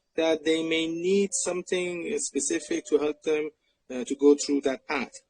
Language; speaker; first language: English; non-native, fluent; Persian